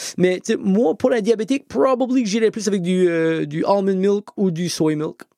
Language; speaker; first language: French; native; French